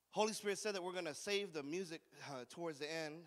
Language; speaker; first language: English; native; English